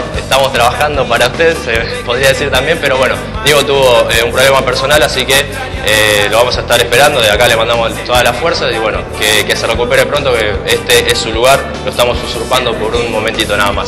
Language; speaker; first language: Spanish; native; Spanish